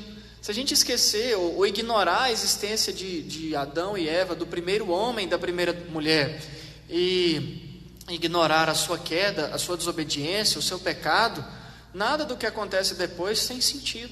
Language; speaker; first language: Portuguese; native; Portuguese